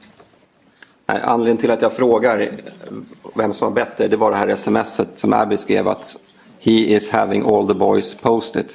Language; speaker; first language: Swedish; native; Swedish